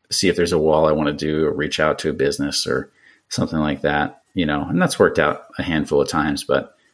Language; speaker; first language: English; native; English